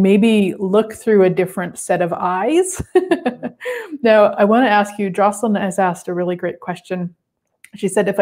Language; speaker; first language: English; native; English